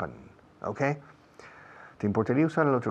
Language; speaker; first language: Spanish; non-native, fluent; English